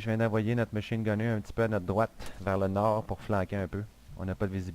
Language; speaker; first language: French; native; French